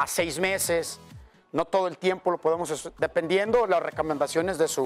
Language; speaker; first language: Spanish; native; Spanish